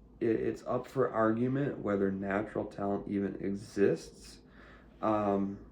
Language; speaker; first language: English; native; English